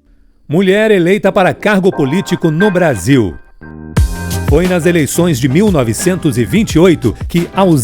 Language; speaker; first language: Portuguese; native; Portuguese